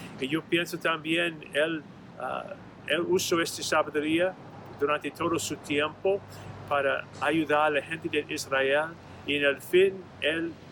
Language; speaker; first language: Spanish; non-native, fluent; English